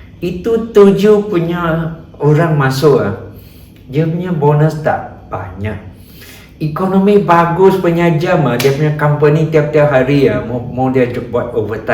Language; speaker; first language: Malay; non-native, local second language; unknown